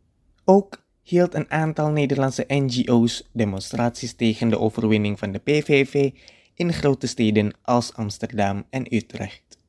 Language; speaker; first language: Dutch; non-native, fluent; Indonesian